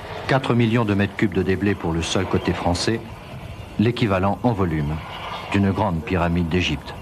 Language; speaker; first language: French; native; French